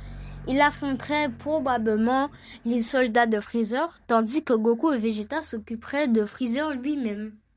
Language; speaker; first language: French; native; French